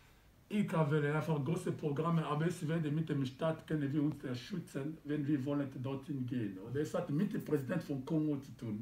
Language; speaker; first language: German; non-native, learner; Lingala